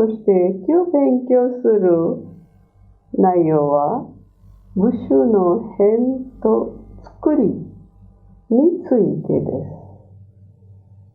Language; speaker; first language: Japanese; non-native, fluent; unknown